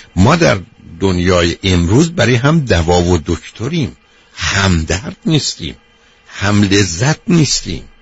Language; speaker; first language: Persian; native; Persian